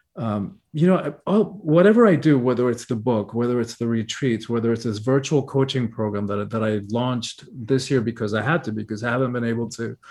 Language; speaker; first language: English; early bilingual, other home language; Spanish